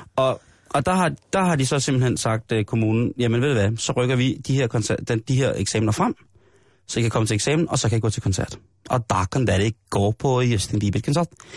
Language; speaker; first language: Danish; native; Danish